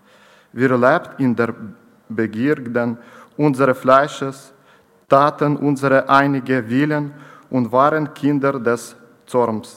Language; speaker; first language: German; non-native, learner; Ukrainian